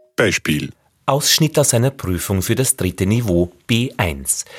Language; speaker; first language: German; native; German